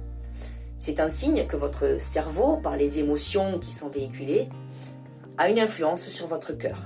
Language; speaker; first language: French; native; French